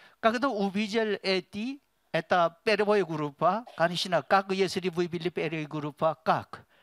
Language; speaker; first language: Russian; non-native, learner; Korean